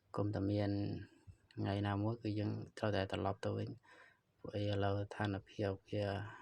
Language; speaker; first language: Khmer; native; Khmer